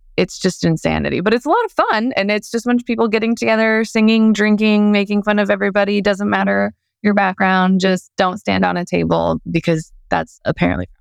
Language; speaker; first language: English; native; English